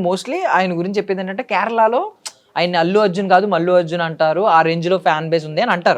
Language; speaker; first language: Telugu; native; Telugu